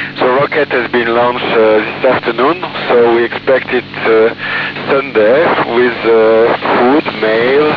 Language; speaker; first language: English; non-native, fluent; French